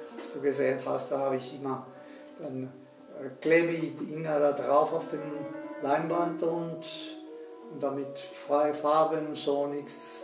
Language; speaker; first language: German; non-native, fluent; Spanish